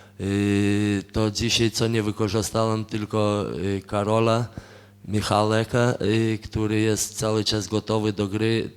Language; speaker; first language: Polish; non-native, fluent; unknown